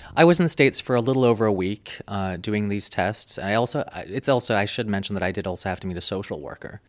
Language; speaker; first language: English; native; English